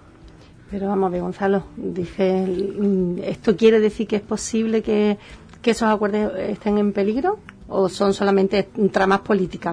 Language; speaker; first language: Spanish; native; Spanish